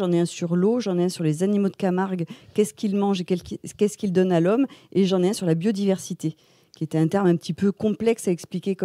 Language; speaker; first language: French; native; French